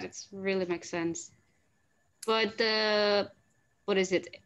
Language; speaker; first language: English; non-native, fluent; Indonesian